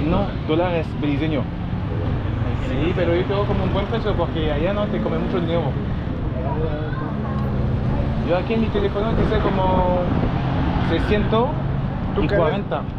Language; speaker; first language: Spanish; non-native, learner; French